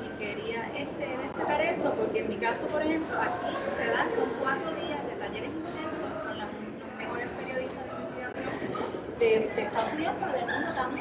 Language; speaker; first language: Spanish; native; Spanish